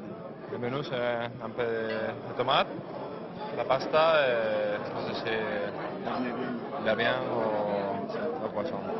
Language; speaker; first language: French; non-native, learner; Spanish